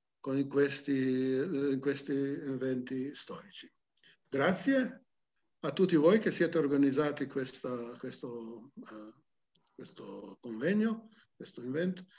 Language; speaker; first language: Italian; non-native, local second language; Slovenian